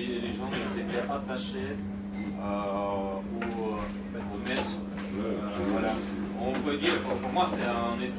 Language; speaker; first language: French; non-native, fluent; Russian